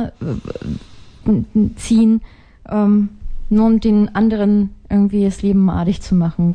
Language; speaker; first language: German; native; German